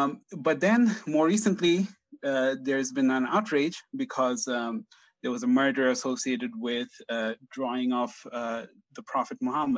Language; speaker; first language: English; non-native, local second language; Bangla